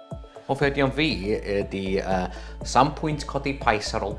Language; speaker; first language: Welsh; non-native, local second language; English